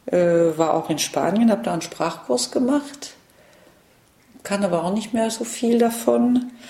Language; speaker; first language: German; non-native, fluent; French